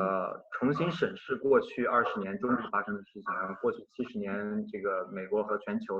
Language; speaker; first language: Chinese; native; Chinese